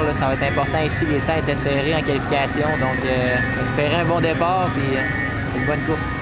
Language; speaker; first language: French; native; French